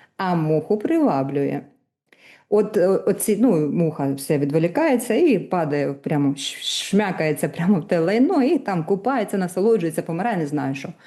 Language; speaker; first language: Ukrainian; non-native, local second language; Russian